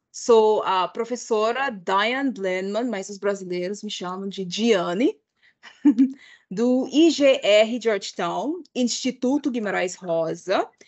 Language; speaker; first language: Portuguese; non-native, fluent; English